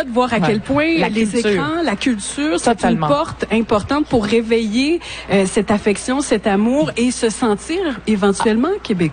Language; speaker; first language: French; native; French